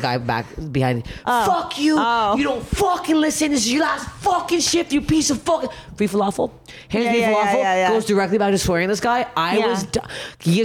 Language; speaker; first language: English; native; English